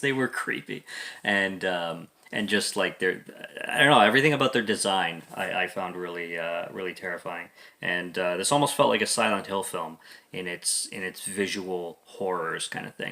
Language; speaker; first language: English; native; English